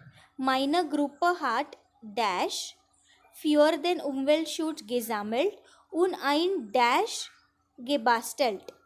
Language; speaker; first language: German; non-native, fluent; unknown